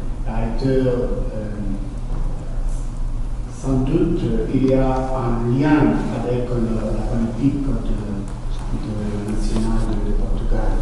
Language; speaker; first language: French; non-native, fluent; Portuguese